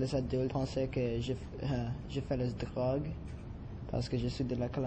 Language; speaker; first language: French; non-native, learner; Spanish